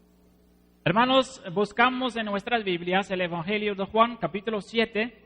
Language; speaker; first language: Spanish; non-native, fluent; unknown